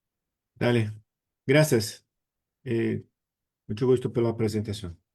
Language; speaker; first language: Spanish; non-native, learner; Portuguese